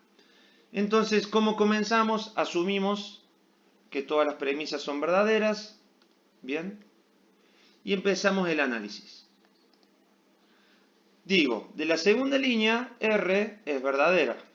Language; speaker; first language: Spanish; native; Spanish